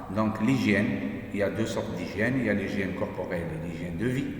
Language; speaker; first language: French; non-native, local second language; Arabic